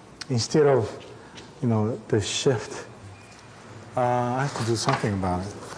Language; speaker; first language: English; non-native, fluent; Japanese